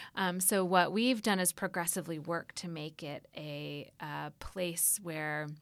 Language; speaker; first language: English; native; English